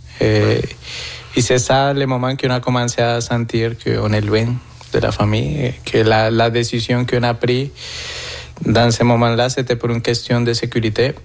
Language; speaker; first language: French; non-native, fluent; Spanish